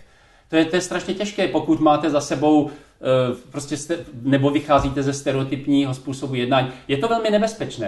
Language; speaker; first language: Czech; native; Czech